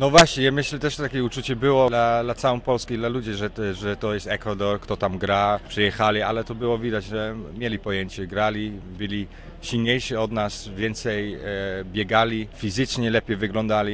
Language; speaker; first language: Polish; early bilingual, heritage; Polish